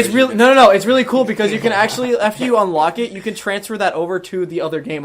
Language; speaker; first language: English; native; English